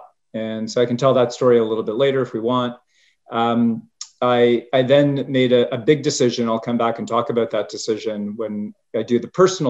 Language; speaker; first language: English; native; English